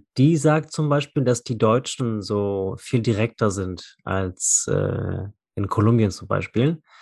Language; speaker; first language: German; native; German